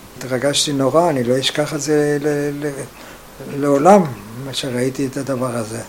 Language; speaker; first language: Hebrew; non-native, fluent; German